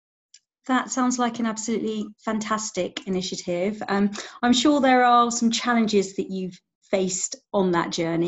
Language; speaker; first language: English; native; English